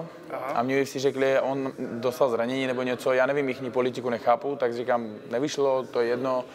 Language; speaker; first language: Czech; non-native, fluent; Uzbek